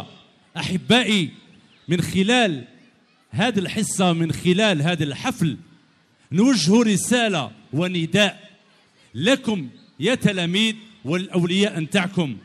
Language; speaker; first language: Arabic; native; Arabic